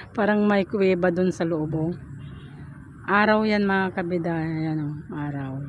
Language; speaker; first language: Filipino; non-native, local second language; Iloko